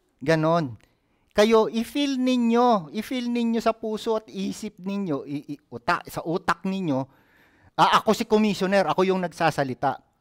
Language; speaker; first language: Filipino; native; Filipino